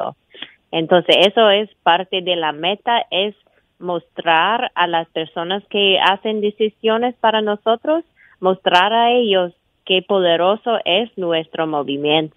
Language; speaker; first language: Spanish; non-native, fluent; English